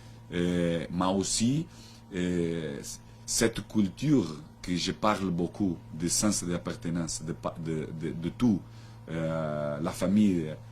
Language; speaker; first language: French; non-native, learner; Portuguese